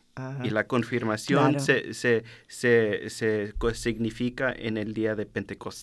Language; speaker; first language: Spanish; early bilingual, heritage; Spanish